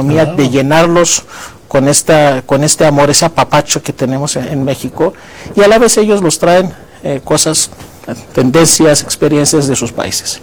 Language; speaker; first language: Spanish; non-native, fluent; Greek